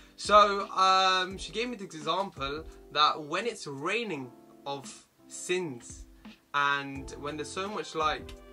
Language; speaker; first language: English; early bilingual, other home language; Hindi